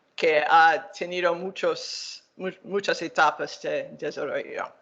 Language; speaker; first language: Spanish; non-native, learner; English